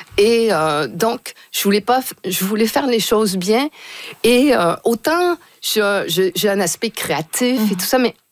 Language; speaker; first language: French; early bilingual, other home language; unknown